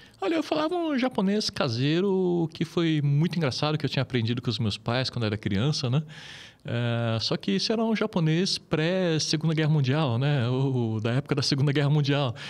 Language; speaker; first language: Portuguese; native; Portuguese